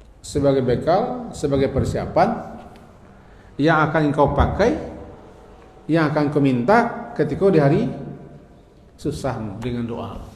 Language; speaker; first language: Malay; non-native, local second language; Minangkabau